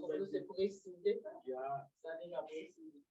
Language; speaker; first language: French; non-native, local second language; Haitian Creole